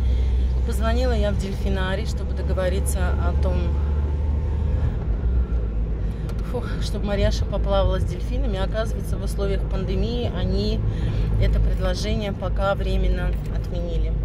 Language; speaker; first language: Russian; native; Russian